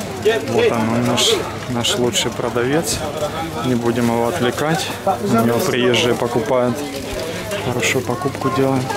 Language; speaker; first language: Russian; native; Russian